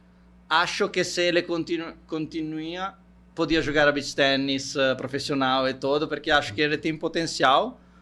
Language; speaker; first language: Portuguese; non-native, fluent; Italian